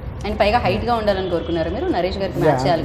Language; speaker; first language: Telugu; native; Telugu